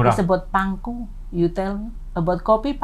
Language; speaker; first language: English; non-native, learner; Indonesian